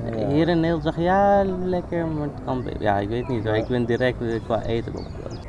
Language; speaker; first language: Dutch; non-native, fluent; Arabic